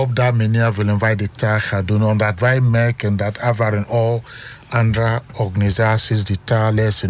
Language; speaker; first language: Dutch; non-native, learner; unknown